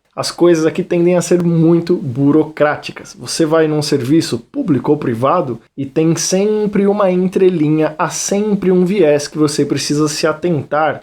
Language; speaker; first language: Portuguese; native; Portuguese